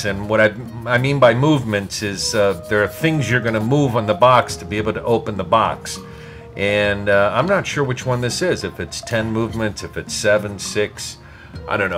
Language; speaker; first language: English; native; English